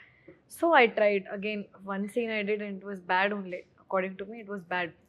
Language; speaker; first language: Telugu; non-native, fluent; Hindi